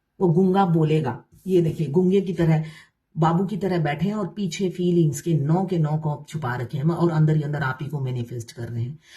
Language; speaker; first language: Hindi; non-native, local second language; Bangla